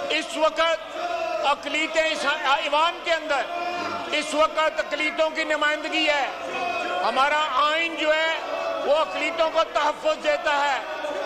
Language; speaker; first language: Urdu; native; Urdu